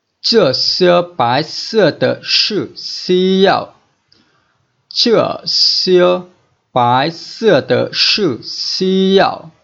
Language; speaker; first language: Chinese; non-native, fluent; Vietnamese